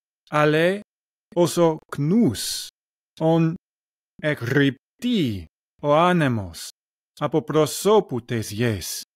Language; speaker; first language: Greek; non-native, learner; English